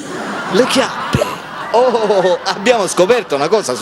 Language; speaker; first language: Italian; native; Italian